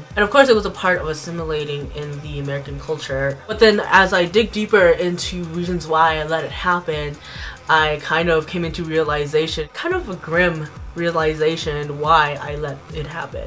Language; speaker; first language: English; early bilingual, other home language; Hmong